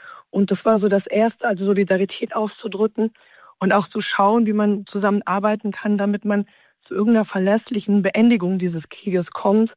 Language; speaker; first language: German; native; German